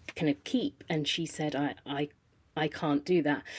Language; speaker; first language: English; native; English